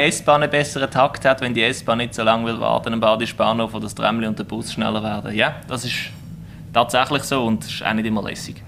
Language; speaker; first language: German; native; German